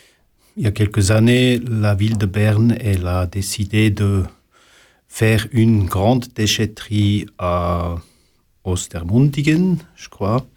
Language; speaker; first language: French; non-native, local second language; German